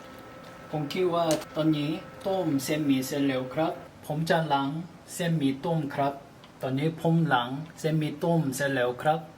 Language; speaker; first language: Thai; non-native, learner; Korean